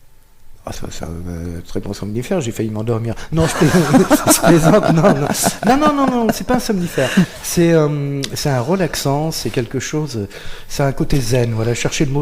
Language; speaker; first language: French; native; French